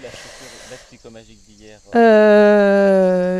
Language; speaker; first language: French; native; French